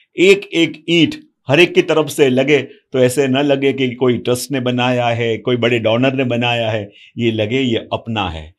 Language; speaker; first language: Hindi; non-native, local second language; Gujarati